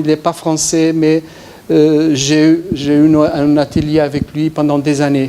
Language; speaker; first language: French; non-native, fluent; Portuguese